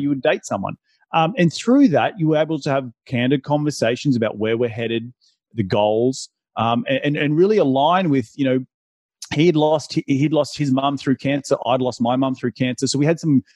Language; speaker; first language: English; native; English